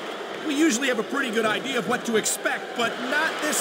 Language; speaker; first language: English; native; English